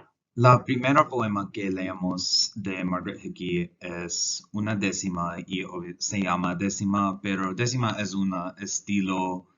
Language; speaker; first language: Spanish; non-native, learner; English